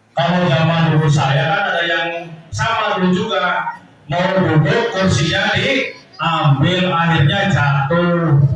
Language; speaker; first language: Indonesian; non-native, local second language; Sundanese